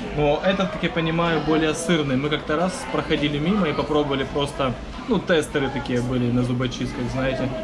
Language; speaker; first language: Russian; native; Russian